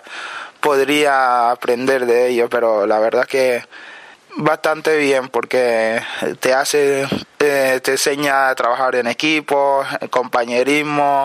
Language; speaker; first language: Spanish; non-native, learner; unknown